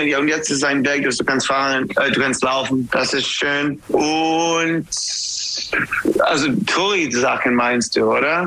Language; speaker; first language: German; non-native, learner; English